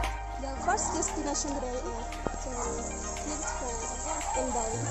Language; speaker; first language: English; non-native, learner; Indonesian